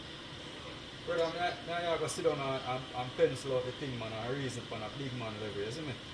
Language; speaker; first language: English; native; English